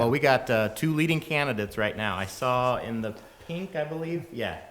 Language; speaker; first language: English; native; English